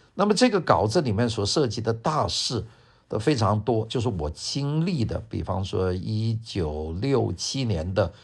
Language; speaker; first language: Chinese; non-native, local second language; Cantonese